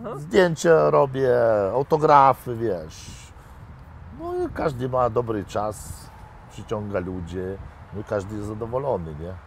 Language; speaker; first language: Polish; non-native, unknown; Lithuanian